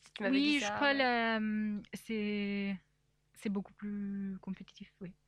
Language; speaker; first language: French; non-native, fluent; Italian